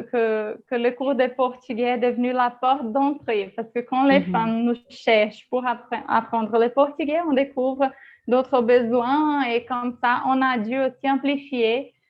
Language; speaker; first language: French; non-native, fluent; Portuguese